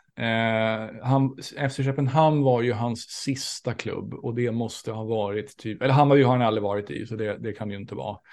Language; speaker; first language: Swedish; native; Swedish